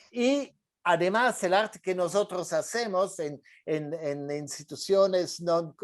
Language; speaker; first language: Spanish; non-native, fluent; French